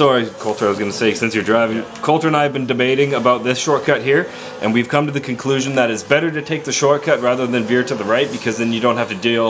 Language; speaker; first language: English; native; English